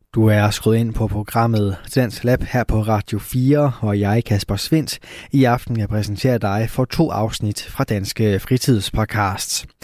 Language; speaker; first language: Danish; native; Danish